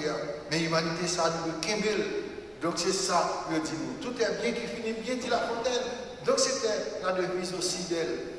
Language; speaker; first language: French; non-native, local second language; Haitian Creole